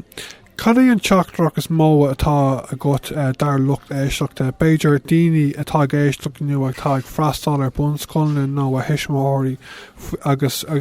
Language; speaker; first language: Irish; non-native, local second language; English